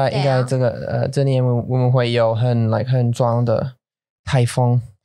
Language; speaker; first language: Chinese; non-native, learner; English